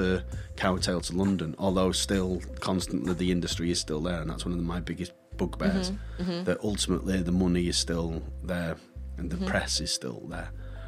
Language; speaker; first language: English; native; English